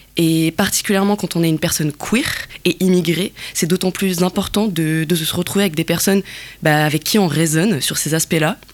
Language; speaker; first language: French; non-native, local second language; Kabyle